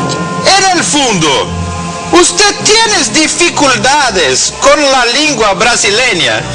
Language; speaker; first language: Spanish; non-native, learner; Portuguese